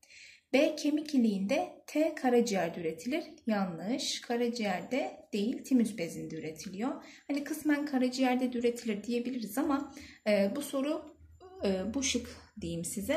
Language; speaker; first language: Turkish; native; Turkish